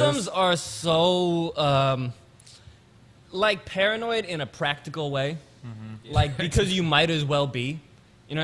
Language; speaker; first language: English; early bilingual, other home language; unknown